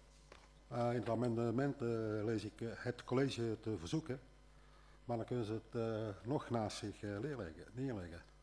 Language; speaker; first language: Dutch; native; Dutch